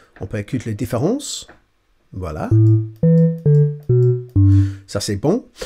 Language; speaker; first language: French; non-native, learner; English